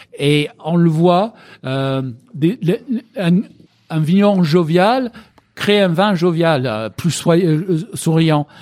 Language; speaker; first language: French; non-native, fluent; English